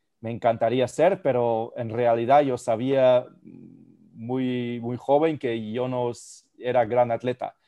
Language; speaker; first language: Spanish; non-native, fluent; German